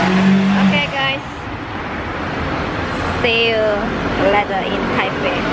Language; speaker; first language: English; non-native, learner; Indonesian